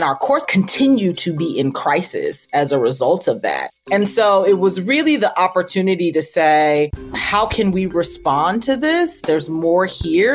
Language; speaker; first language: English; native; English